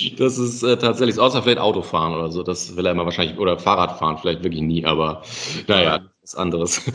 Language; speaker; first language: German; native; German